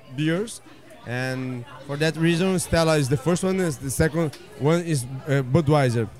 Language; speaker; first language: English; non-native, fluent; Portuguese